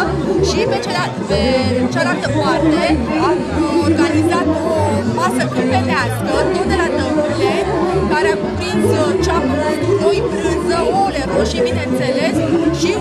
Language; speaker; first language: Romanian; native; Romanian